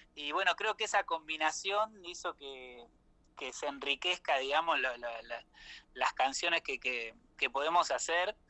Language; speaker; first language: Spanish; native; Spanish